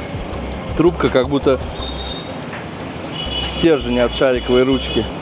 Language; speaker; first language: Russian; native; Russian